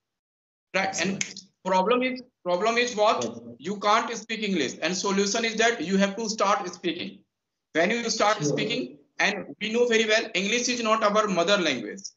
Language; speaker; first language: English; non-native, local second language; Hindi